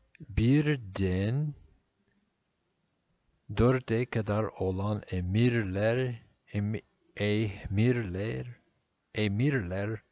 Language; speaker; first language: Turkish; non-native, fluent; English